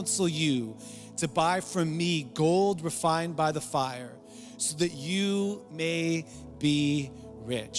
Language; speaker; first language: English; native; English